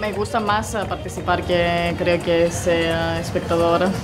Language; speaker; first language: Spanish; non-native, fluent; Greek